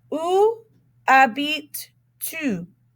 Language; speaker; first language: French; non-native, fluent; English